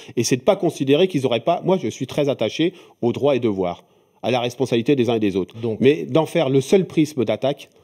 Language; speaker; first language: French; native; French